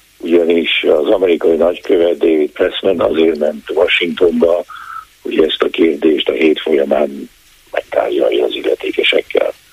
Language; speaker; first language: Hungarian; native; Hungarian